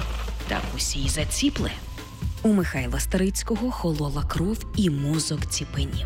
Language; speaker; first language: Ukrainian; native; Ukrainian